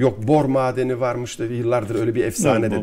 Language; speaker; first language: Turkish; native; Turkish